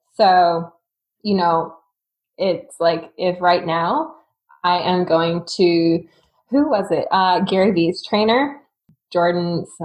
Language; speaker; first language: English; native; English